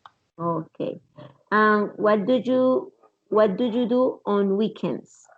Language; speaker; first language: English; non-native, learner; Spanish